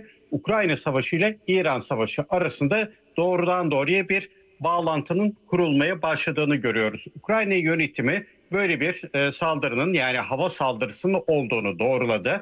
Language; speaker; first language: Turkish; native; Turkish